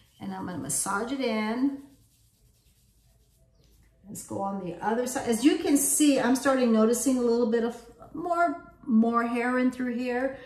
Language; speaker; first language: English; native; English